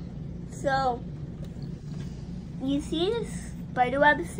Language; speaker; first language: English; native; English